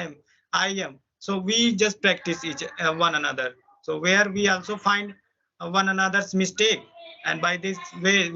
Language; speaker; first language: English; non-native, local second language; Hindi